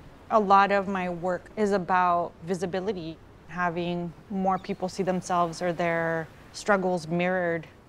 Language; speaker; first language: English; early bilingual, other home language; Spanish